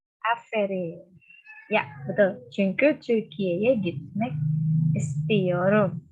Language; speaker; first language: Turkish; non-native, fluent; Indonesian